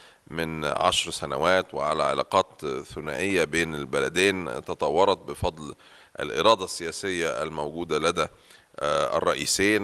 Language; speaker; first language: Arabic; native; Arabic